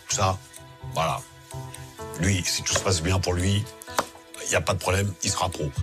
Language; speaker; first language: French; native; French